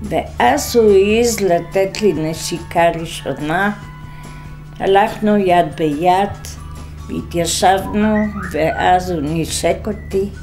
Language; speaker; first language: Hebrew; non-native, fluent; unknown